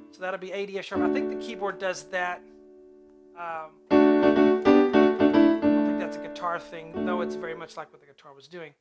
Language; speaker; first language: English; native; English